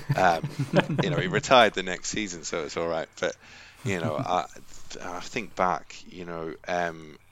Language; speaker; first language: English; native; English